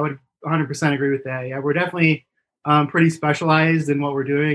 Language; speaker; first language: English; native; English